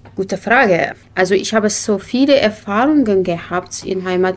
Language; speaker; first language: German; non-native, learner; Kurdish